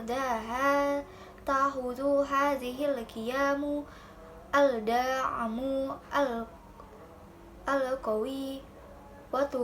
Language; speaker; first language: Arabic; non-native, learner; Indonesian